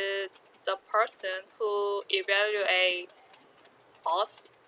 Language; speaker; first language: English; non-native, learner; Korean